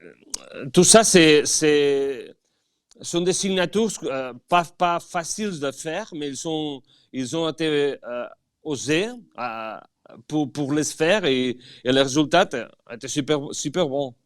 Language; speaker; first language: French; non-native, fluent; Catalan